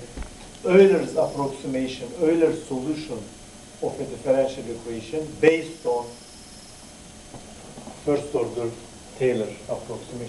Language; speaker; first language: English; non-native, fluent; Turkish